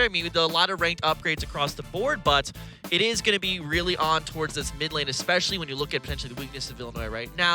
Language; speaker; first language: English; native; English